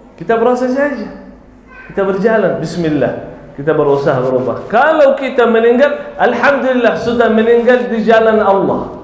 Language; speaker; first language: Malay; non-native, fluent; Arabic